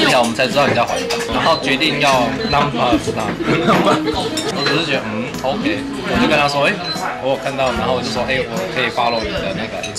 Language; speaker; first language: Chinese; native; Chinese